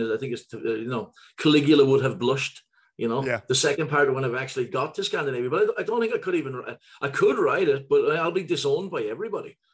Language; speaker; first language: English; native; English